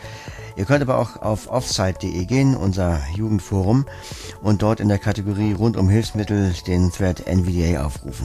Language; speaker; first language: German; native; German